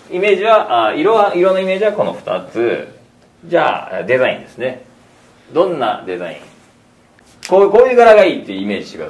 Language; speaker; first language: Japanese; native; Japanese